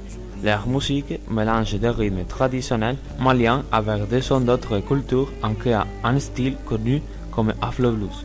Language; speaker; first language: French; non-native, learner; Spanish